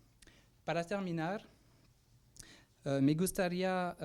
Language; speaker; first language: Spanish; non-native, fluent; French